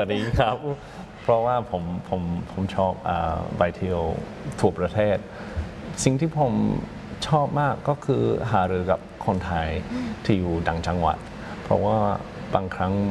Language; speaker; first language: Thai; non-native, fluent; English